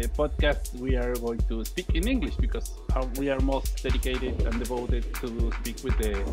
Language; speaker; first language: English; non-native, learner; Spanish